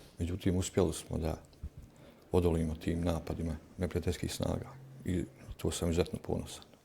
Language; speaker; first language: Serbian; native; Serbian